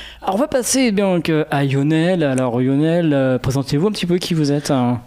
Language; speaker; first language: French; native; French